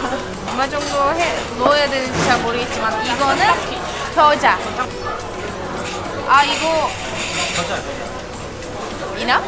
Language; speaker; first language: Korean; non-native, fluent; Turkish